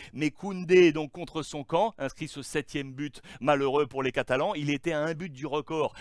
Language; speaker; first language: French; native; French